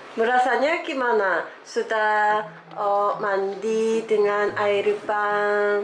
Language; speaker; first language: Indonesian; non-native, learner; Korean